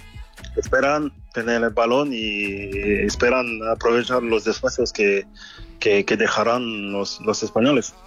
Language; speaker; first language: Spanish; non-native, learner; French